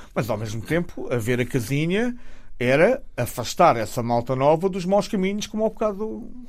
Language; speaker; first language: Portuguese; native; Portuguese